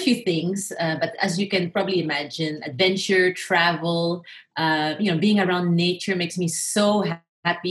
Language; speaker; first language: English; non-native, local second language; French